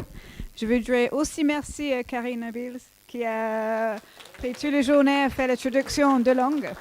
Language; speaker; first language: French; non-native, fluent; English